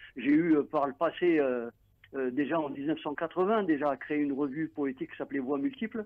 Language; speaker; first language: French; non-native, local second language; Arabic